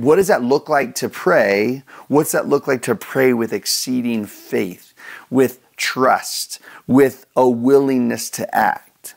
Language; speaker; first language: English; native; English